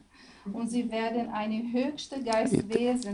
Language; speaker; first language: German; non-native, learner; Portuguese